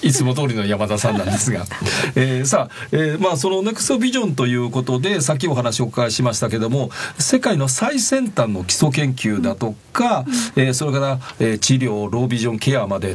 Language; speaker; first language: Japanese; native; Japanese